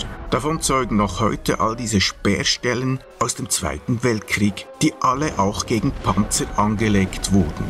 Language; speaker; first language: German; native; German